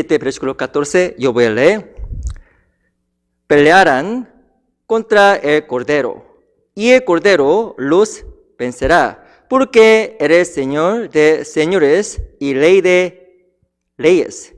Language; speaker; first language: Spanish; non-native, fluent; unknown